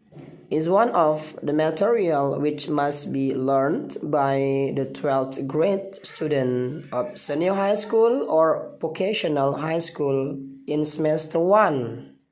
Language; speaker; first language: English; non-native, fluent; Indonesian